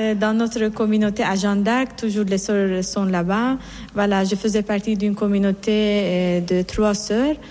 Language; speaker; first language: French; non-native, fluent; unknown